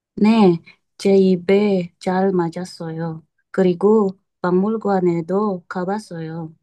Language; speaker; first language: Korean; non-native, learner; Indonesian